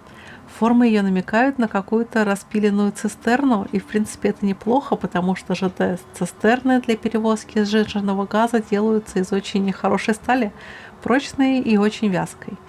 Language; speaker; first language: Russian; native; Russian